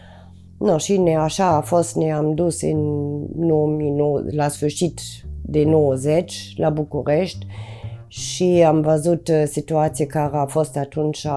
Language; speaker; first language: Romanian; non-native, fluent; German